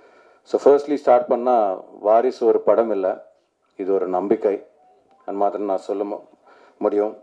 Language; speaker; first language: Tamil; non-native, learner; Telugu